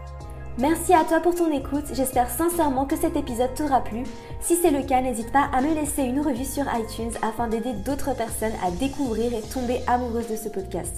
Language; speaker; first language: French; native; French